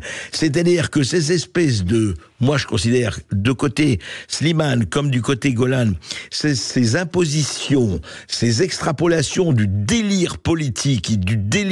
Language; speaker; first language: French; native; French